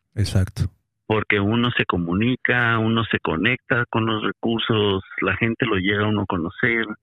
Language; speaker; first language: Spanish; native; Spanish